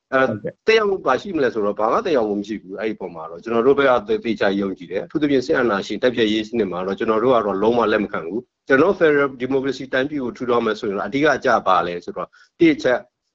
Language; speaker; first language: Burmese; non-native, local second language; S'gaw Karen